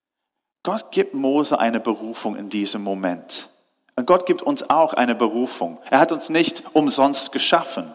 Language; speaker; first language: German; non-native, fluent; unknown